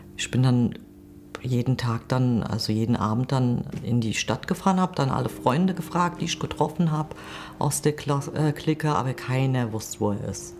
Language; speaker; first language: German; early bilingual, other home language; Kurdish